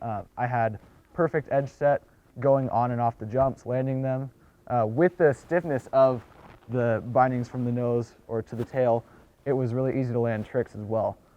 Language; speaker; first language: English; native; English